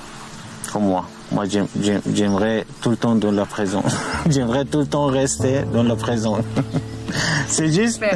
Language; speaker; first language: French; non-native, learner; Arabic